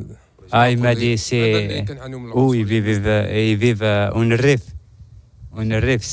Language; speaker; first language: Spanish; non-native, learner; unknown